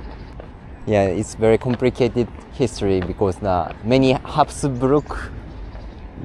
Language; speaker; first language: English; non-native, learner; Japanese